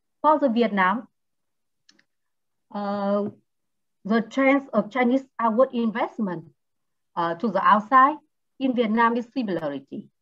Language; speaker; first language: English; non-native, learner; Vietnamese